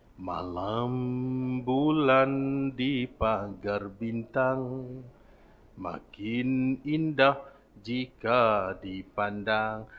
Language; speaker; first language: Malay; native; Malay